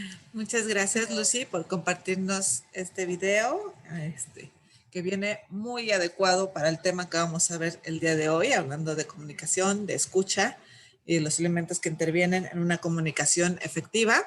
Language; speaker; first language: Spanish; native; Spanish